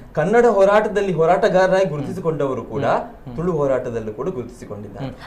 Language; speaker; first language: Kannada; non-native, local second language; Tulu